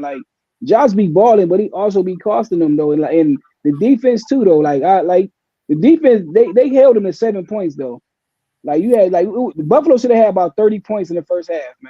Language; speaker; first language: English; native; English